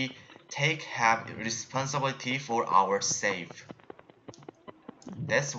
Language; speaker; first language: English; non-native, learner; Korean